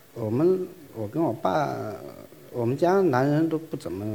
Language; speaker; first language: Chinese; native; Chinese